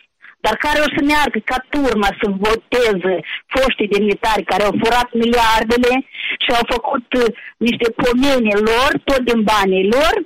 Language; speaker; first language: Romanian; native; Romanian